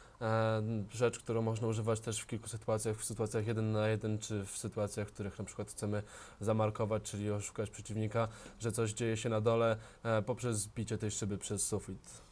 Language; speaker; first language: Polish; native; Polish